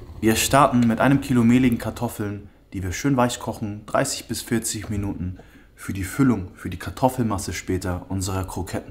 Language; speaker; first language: German; native; German